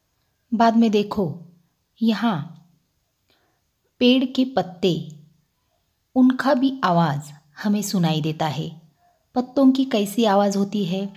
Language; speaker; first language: Hindi; non-native, local second language; Marathi